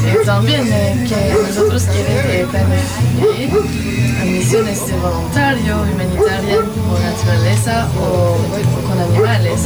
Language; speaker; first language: Spanish; non-native, learner; French